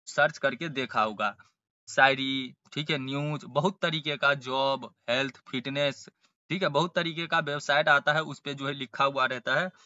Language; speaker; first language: Hindi; native; Hindi